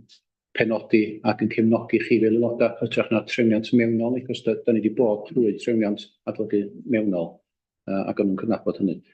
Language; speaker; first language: Welsh; native; Welsh